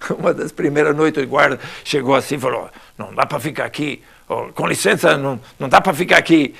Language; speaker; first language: Portuguese; non-native, fluent; English